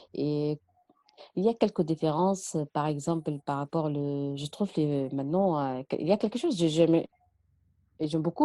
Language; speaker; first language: French; non-native, learner; Arabic